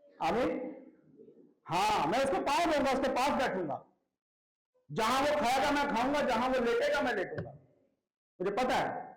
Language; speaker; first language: Hindi; non-native, local second language; Punjabi